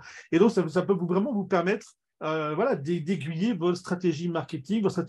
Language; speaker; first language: French; native; French